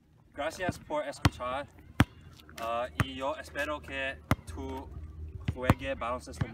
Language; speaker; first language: Spanish; non-native, learner; English